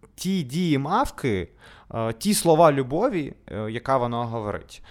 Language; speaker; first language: Ukrainian; non-native, local second language; Russian